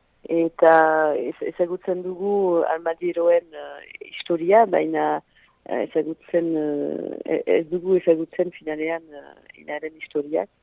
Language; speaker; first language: Basque; non-native, local second language; French